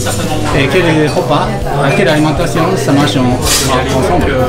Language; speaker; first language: French; non-native, learner; Japanese